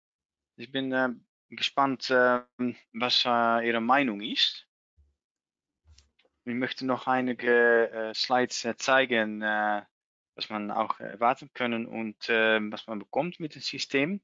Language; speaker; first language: German; non-native, learner; Dutch